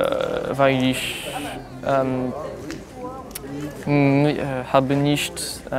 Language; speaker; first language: German; non-native, learner; French